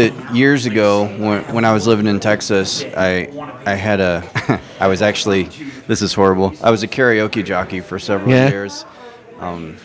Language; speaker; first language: English; native; English